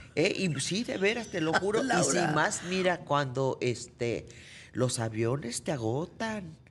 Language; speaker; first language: Spanish; native; Spanish